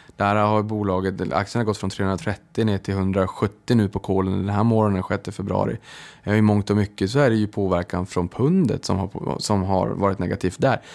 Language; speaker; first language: Swedish; native; Swedish